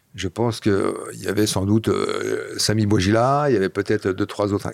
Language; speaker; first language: French; non-native, fluent; Dutch